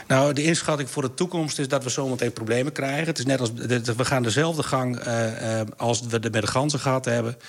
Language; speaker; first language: Dutch; native; Dutch